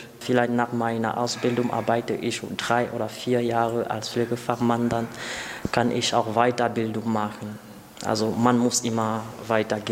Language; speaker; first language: German; non-native, learner; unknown